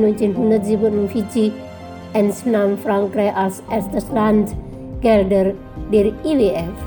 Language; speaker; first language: German; non-native, fluent; Indonesian